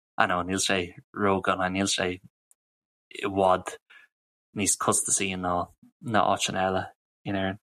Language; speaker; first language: Irish; non-native, local second language; English